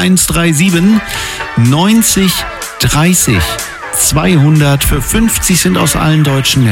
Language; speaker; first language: German; native; German